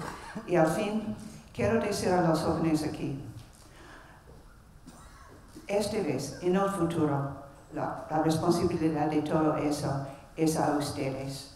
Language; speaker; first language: Spanish; non-native, learner; English